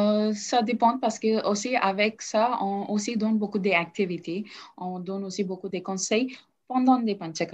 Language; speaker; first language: French; non-native, learner; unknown